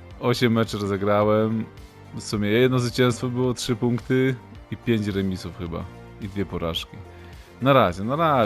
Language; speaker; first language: Polish; native; Polish